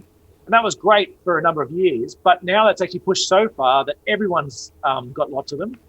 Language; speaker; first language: English; native; English